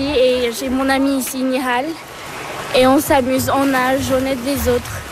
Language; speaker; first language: French; early bilingual, other home language; Turkish